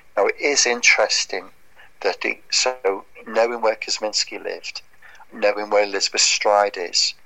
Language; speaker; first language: English; native; English